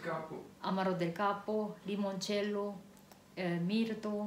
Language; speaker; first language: Italian; non-native, learner; Korean